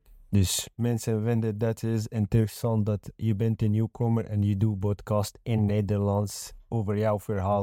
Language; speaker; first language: Dutch; non-native, learner; Arabic